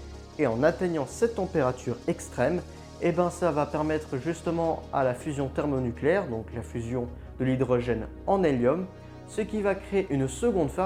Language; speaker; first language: French; native; French